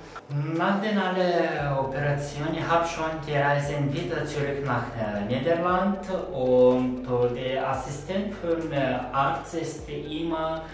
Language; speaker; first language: German; non-native, learner; Turkish